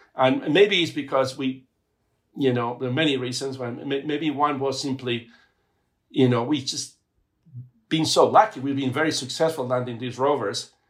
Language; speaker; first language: English; non-native, fluent; Spanish